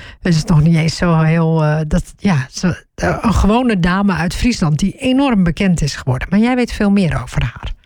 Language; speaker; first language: Dutch; early bilingual, other home language; Turkish